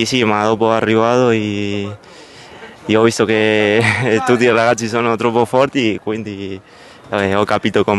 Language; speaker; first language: Italian; non-native, learner; Spanish